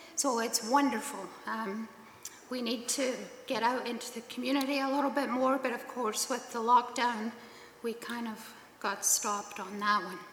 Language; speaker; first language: English; native; English